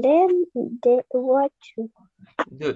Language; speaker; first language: French; non-native, learner; Russian